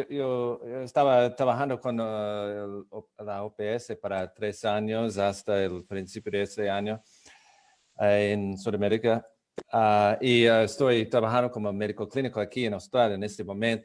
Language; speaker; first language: Spanish; non-native, fluent; English